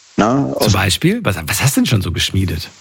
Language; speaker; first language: German; native; German